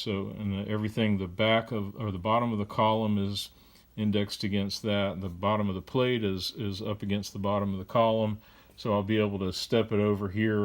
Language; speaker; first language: English; native; English